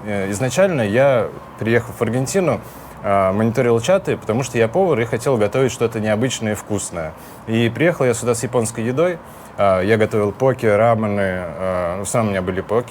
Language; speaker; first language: Russian; native; Russian